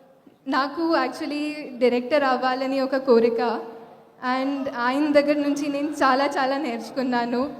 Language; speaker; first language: Telugu; non-native, local second language; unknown